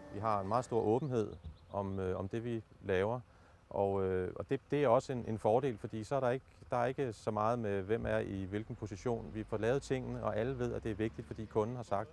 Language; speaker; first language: Danish; native; Danish